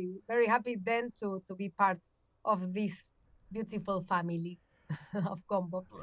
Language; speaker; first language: English; non-native, learner; Spanish